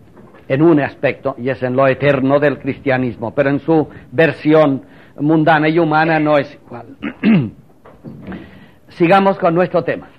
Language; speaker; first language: Spanish; native; Spanish